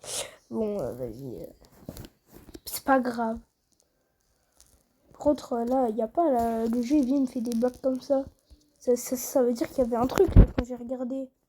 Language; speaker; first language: French; native; French